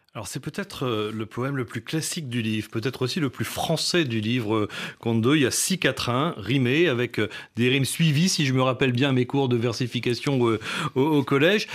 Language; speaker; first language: French; native; French